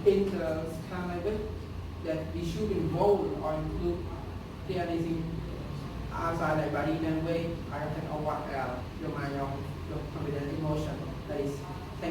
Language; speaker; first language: English; non-native, learner; Khmer